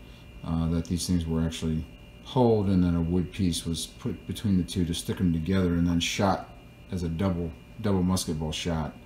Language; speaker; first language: English; native; English